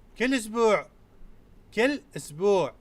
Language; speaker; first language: Arabic; non-native, fluent; Urdu